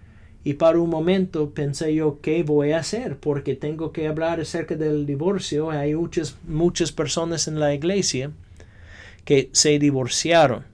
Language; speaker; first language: Spanish; non-native, fluent; English